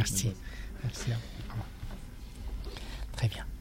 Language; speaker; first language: French; non-native, learner; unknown